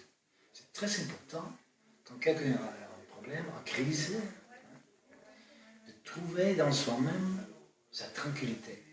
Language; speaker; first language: French; non-native, fluent; Dutch